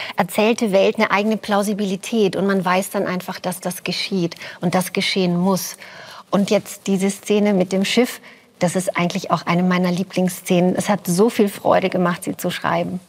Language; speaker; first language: German; early bilingual, other home language; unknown